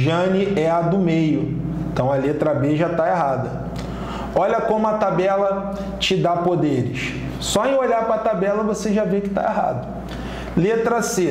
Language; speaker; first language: Portuguese; native; Portuguese